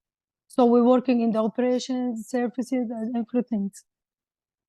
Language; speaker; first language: English; non-native, learner; Arabic